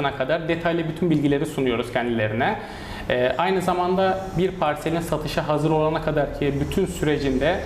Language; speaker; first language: Turkish; native; Turkish